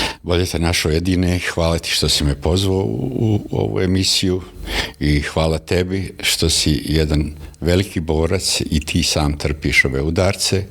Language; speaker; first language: Bosnian; native; Bosnian